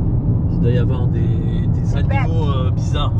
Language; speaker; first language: French; native; French